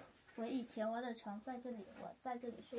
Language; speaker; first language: Chinese; non-native, learner; Vietnamese